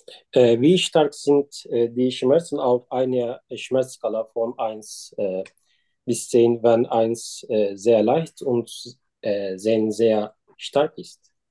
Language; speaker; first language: German; non-native, learner; Turkish